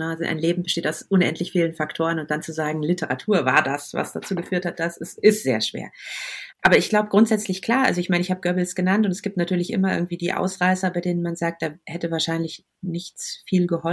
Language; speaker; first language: German; native; German